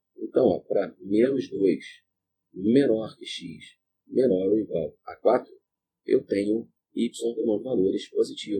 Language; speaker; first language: Portuguese; native; Portuguese